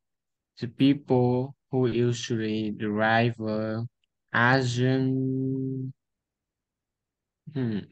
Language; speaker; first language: English; non-native, learner; Vietnamese